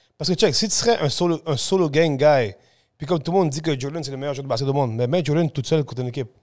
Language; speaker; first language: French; early bilingual, other home language; Spanish